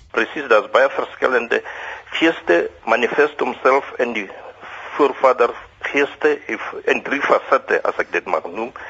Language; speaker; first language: Afrikaans; non-native, local second language; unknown